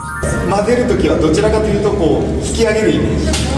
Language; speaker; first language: Japanese; native; Japanese